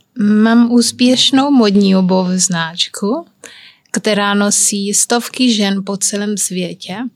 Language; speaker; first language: Czech; non-native, learner; Kabuverdianu